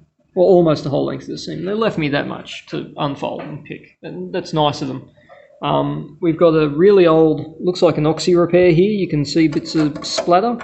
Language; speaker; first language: English; native; English